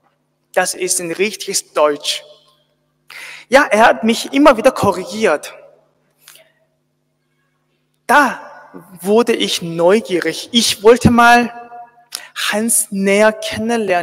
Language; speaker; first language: German; non-native, fluent; Korean